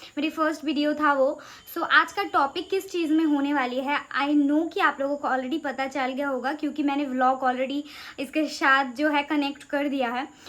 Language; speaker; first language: Hindi; non-native, local second language; Bangla